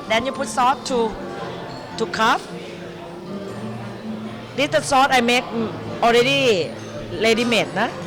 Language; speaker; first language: English; non-native, learner; Thai